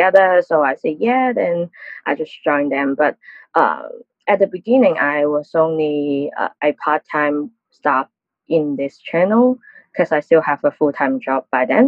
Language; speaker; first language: English; non-native, local second language; Cantonese